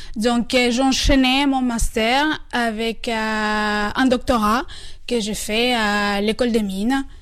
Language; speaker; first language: French; non-native, fluent; Spanish